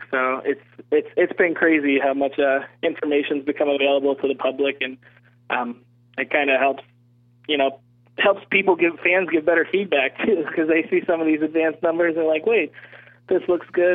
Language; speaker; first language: English; native; English